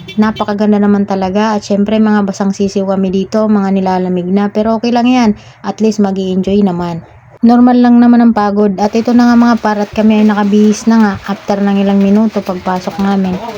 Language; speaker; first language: Filipino; non-native, local second language; Cebuano